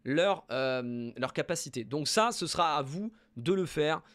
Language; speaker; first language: French; native; French